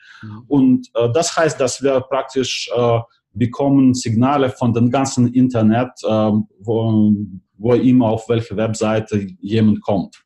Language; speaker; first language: German; non-native, fluent; Russian